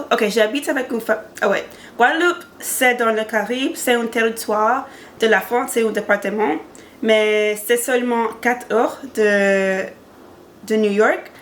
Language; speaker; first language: French; non-native, learner; English